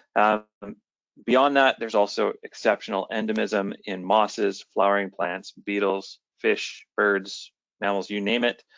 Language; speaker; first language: English; native; English